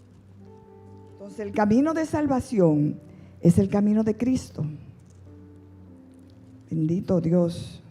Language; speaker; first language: Spanish; native; Spanish